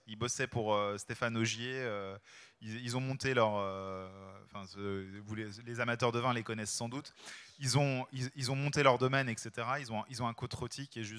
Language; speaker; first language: French; native; French